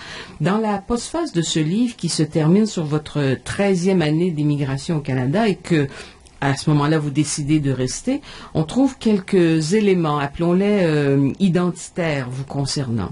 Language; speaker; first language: French; native; French